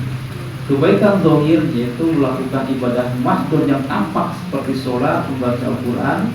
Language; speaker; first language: Indonesian; native; Indonesian